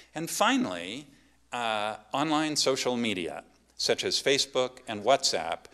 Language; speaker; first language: English; native; English